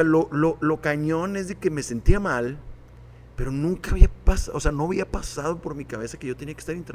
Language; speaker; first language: Spanish; native; Spanish